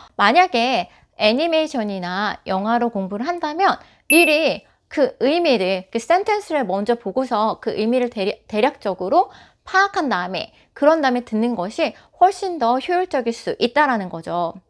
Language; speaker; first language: Korean; native; Korean